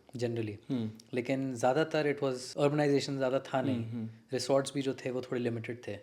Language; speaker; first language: Hindi; native; Hindi